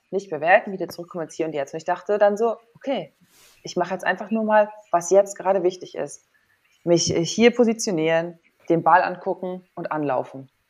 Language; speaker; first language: German; native; German